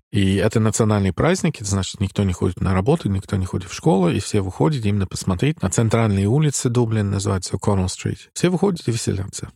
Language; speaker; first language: Russian; non-native, fluent; English